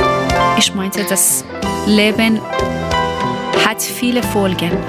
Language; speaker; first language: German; non-native, learner; Persian